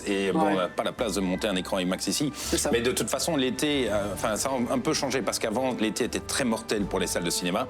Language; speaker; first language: French; native; French